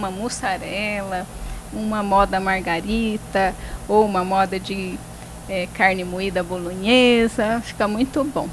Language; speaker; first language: Portuguese; native; Portuguese